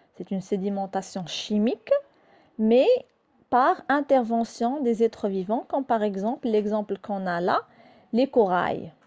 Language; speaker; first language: French; non-native, local second language; Arabic